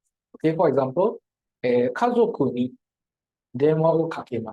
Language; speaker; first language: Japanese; non-native, fluent; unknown